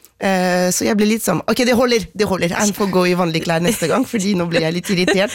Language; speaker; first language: Norwegian; non-native, fluent; French